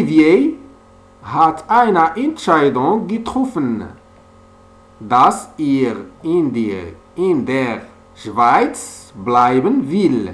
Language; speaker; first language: German; non-native, fluent; French